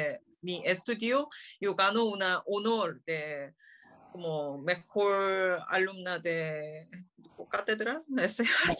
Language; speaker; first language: Spanish; non-native, learner; Korean